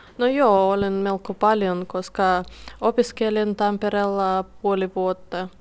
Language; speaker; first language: Finnish; non-native, fluent; Russian